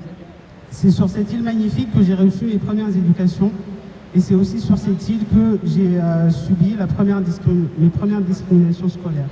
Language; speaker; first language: French; non-native, local second language; Comorian